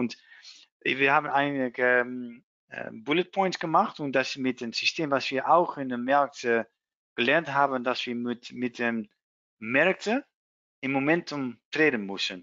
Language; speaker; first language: German; non-native, learner; Dutch